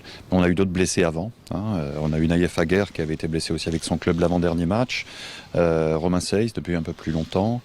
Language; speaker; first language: French; native; French